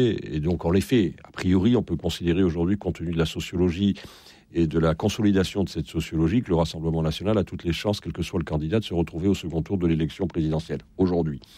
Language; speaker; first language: French; native; French